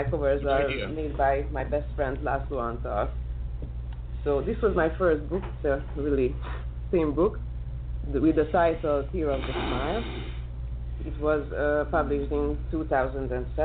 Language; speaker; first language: English; non-native, learner; Serbian